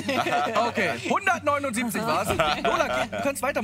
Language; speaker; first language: German; native; German